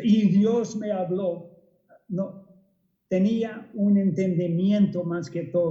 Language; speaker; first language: Spanish; non-native, fluent; English